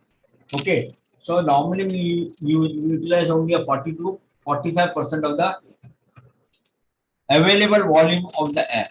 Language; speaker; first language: English; non-native, local second language; Hindi